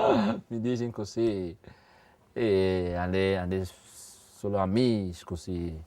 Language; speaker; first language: Italian; non-native, learner; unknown